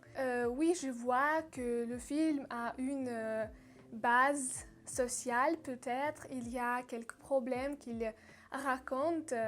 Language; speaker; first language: French; non-native, learner; Russian